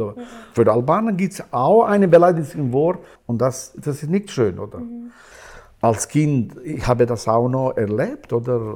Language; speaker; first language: German; non-native, learner; Albanian